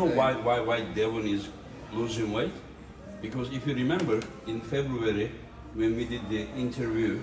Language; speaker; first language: English; non-native, fluent; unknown